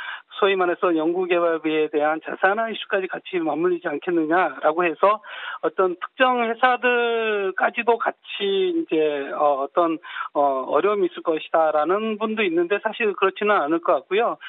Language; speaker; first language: Korean; native; Korean